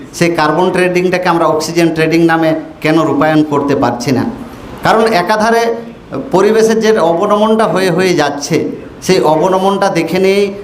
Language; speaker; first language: Bangla; non-native, local second language; Santali